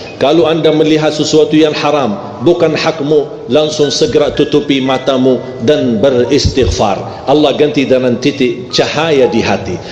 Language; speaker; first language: Malay; non-native, fluent; Arabic